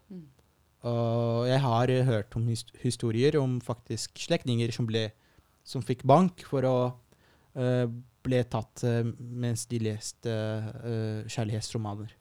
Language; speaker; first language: Norwegian; non-native, fluent; Arabic